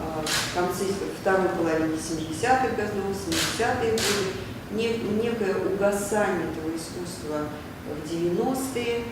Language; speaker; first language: Russian; native; Russian